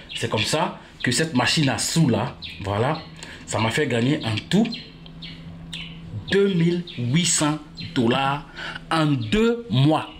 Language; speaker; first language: French; native; French